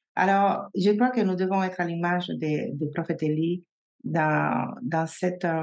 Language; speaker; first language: French; non-native, fluent; Spanish